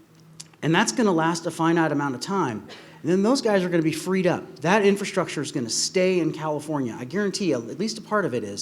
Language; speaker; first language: English; native; English